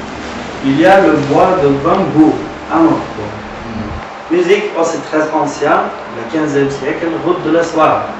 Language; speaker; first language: French; non-native, learner; Uzbek